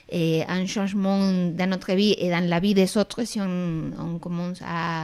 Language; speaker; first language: French; non-native, fluent; Spanish